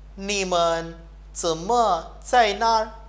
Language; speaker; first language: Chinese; non-native, fluent; Sinhala